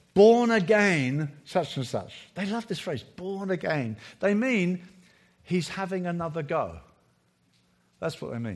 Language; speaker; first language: English; native; English